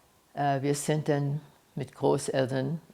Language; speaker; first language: German; early bilingual, heritage; German